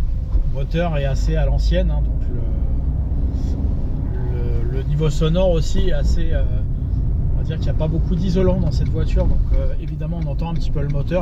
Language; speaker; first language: French; native; French